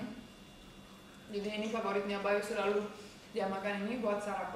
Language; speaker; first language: Indonesian; non-native, fluent; Romanian